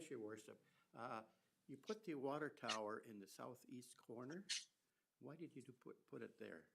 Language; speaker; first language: English; native; English